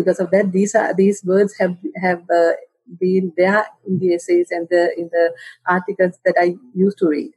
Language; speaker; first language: English; non-native, local second language; Sinhala